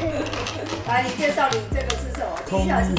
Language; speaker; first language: Chinese; native; Chinese